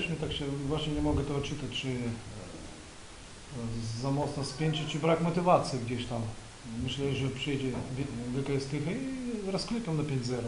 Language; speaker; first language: Polish; non-native, fluent; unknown